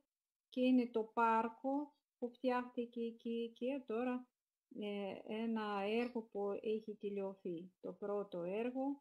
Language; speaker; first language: Greek; non-native, fluent; Russian